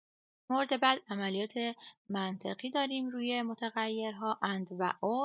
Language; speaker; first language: Persian; native; Persian